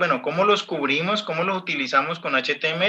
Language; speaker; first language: Spanish; native; Spanish